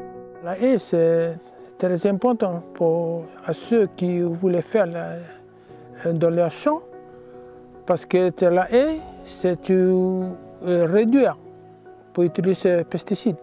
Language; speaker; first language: French; non-native, local second language; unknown